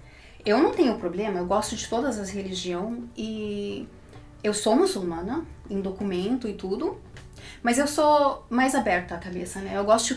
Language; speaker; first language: Portuguese; early bilingual, heritage; Portuguese